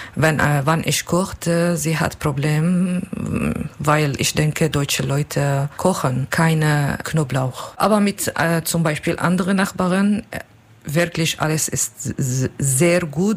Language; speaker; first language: German; non-native, learner; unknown